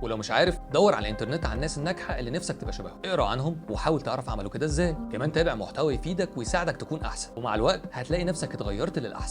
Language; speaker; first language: Arabic; native; Arabic